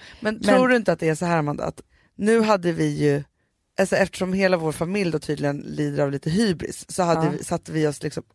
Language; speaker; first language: Swedish; native; Swedish